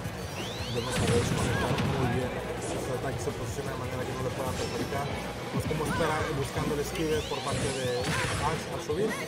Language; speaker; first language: Spanish; native; Spanish